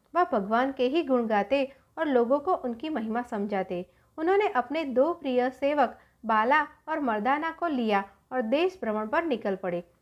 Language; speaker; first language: Hindi; non-native, local second language; Gujarati